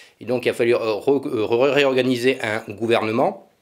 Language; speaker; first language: French; native; French